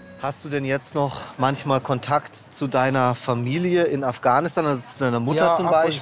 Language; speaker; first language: German; native; German